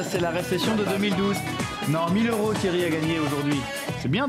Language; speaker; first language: French; native; French